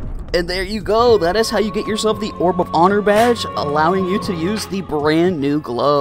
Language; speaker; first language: English; native; English